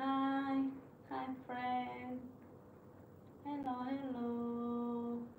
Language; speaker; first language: English; non-native, learner; Vietnamese